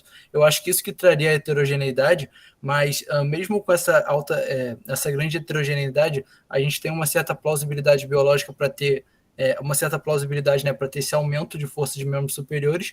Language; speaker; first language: Portuguese; native; Portuguese